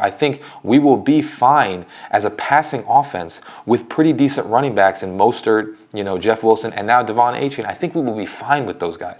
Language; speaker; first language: English; native; English